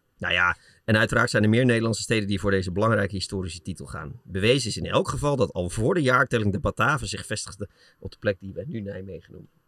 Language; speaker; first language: Dutch; native; Dutch